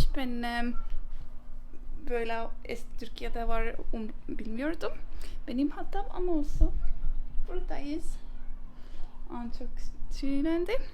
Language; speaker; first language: Turkish; non-native, learner; Estonian